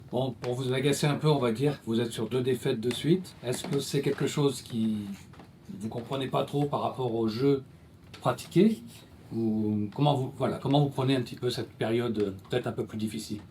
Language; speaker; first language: French; native; French